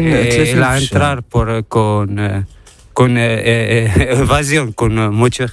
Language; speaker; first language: Spanish; non-native, learner; Arabic